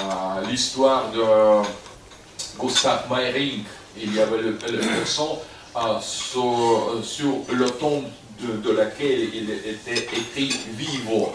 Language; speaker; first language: French; non-native, fluent; Russian